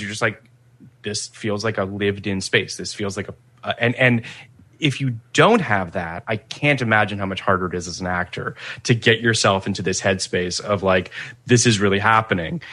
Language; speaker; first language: English; native; English